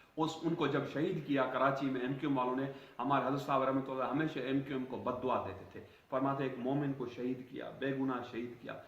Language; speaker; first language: Urdu; non-native, local second language; Sindhi